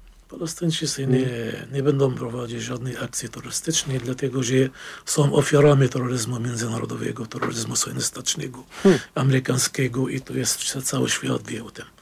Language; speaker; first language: Polish; non-native, fluent; Arabic